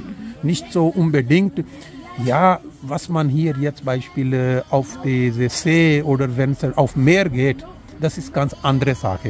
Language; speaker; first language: German; non-native, learner; Urdu